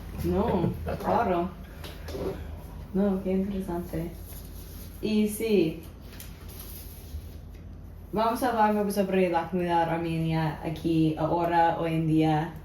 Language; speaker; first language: Spanish; non-native, learner; English